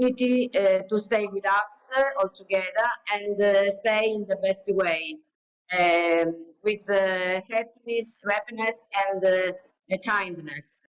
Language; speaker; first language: English; non-native, learner; Italian